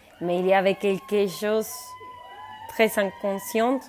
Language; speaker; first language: French; non-native, fluent; Spanish